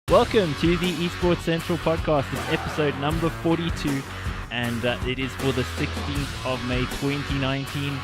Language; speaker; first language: English; native; English